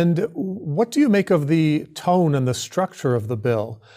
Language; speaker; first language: English; native; English